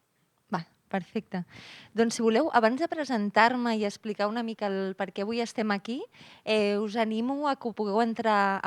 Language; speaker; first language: Catalan; native; Catalan